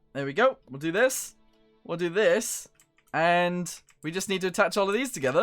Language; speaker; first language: English; native; English